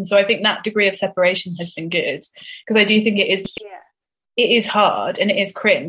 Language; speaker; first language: English; native; English